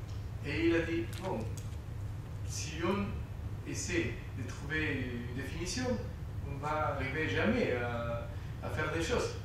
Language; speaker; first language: French; non-native, fluent; Spanish